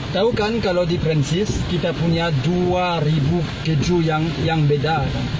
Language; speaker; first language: Indonesian; non-native, learner; French